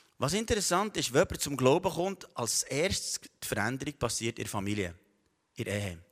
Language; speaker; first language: German; native; German